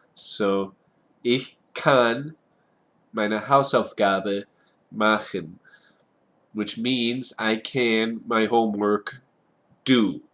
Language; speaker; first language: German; non-native, fluent; English